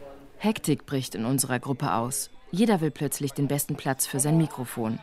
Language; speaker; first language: German; native; German